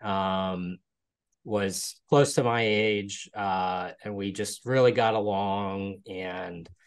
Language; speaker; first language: English; native; English